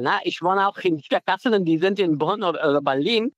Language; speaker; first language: German; non-native, fluent; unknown